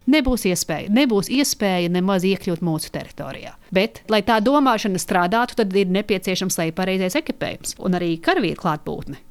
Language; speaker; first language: Latvian; native; Latvian